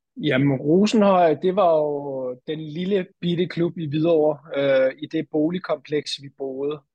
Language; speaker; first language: Danish; native; Danish